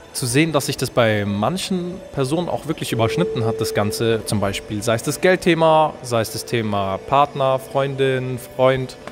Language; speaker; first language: German; native; German